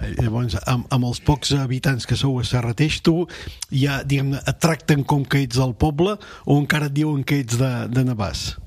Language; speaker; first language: Catalan; native; Catalan